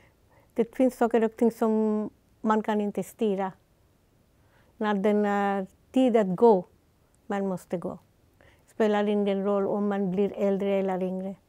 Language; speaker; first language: Swedish; non-native, fluent; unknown